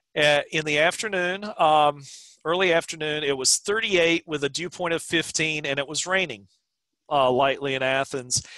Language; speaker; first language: English; native; English